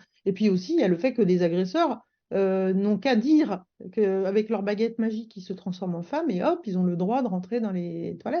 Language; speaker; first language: French; native; French